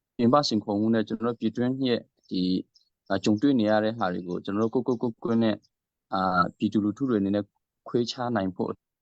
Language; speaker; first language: Burmese; non-native, local second language; Hakha Chin